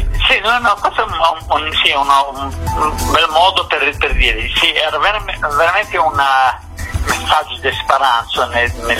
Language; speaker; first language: Italian; non-native, fluent; English